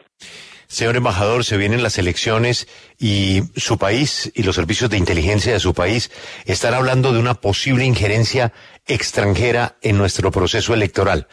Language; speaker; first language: Spanish; native; Spanish